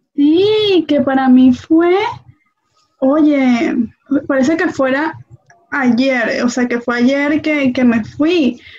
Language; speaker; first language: Spanish; native; Spanish